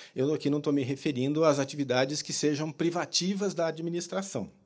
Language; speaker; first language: Portuguese; native; Portuguese